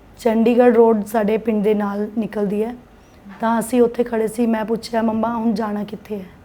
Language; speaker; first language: Punjabi; non-native, local second language; Hindi